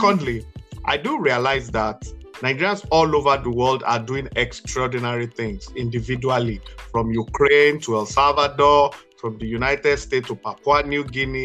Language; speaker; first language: English; non-native, local second language; Yoruba